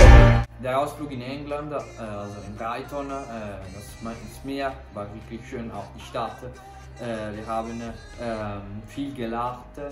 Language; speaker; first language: German; non-native, fluent; Italian